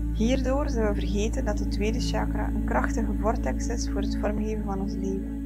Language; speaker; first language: Dutch; native; Dutch